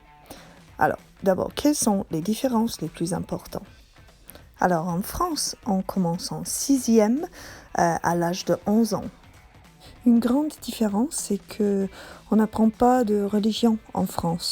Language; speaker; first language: French; non-native, learner; English